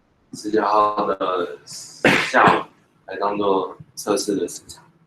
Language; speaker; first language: Chinese; native; Chinese